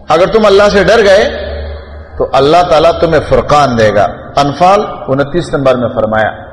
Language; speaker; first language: Urdu; non-native, local second language; Pashto